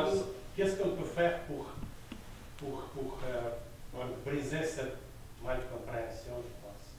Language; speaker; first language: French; non-native, fluent; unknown